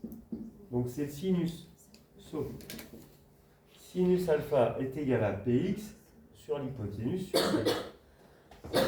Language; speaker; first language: French; native; French